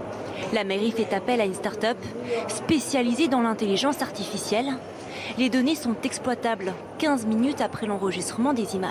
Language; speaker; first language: French; native; French